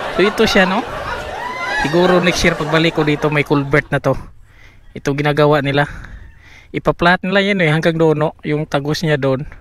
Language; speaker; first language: Filipino; non-native, local second language; Cebuano